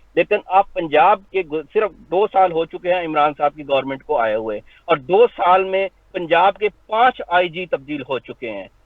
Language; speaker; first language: Urdu; native; Urdu